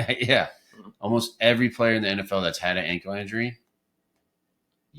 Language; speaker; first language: English; native; English